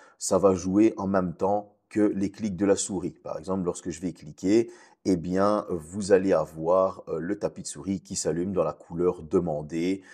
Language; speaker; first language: French; native; French